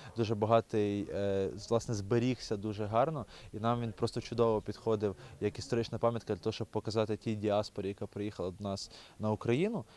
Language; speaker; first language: Ukrainian; native; Ukrainian